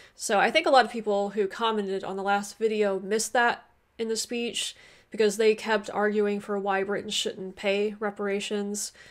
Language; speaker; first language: English; native; English